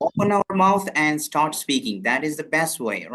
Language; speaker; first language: English; non-native, fluent; Malayalam